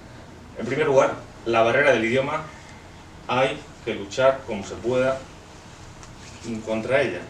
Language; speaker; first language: Spanish; native; Spanish